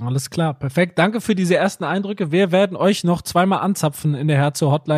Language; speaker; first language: German; native; German